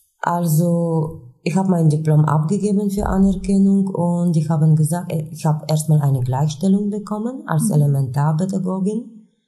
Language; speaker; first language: German; non-native, fluent; Bulgarian